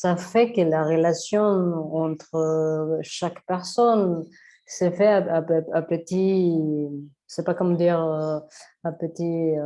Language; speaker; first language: French; non-native, learner; Spanish